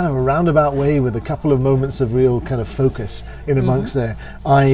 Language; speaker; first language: English; native; English